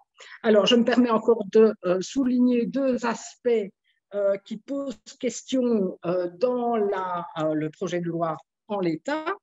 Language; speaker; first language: French; native; French